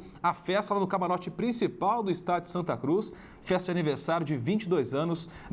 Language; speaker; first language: Portuguese; native; Portuguese